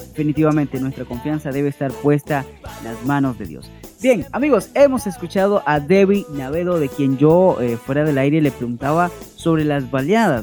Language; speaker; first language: Spanish; native; Spanish